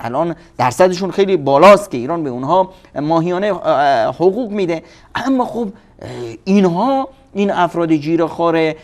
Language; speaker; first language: Persian; native; Persian